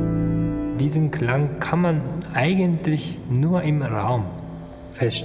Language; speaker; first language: German; non-native, fluent; Japanese